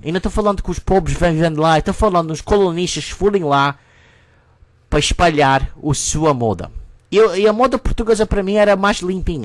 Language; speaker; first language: Portuguese; non-native, learner; English